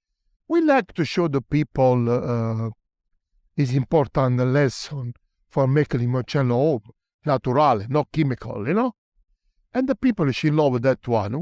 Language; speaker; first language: English; non-native, learner; Italian